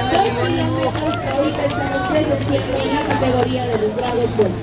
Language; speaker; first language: Spanish; native; Spanish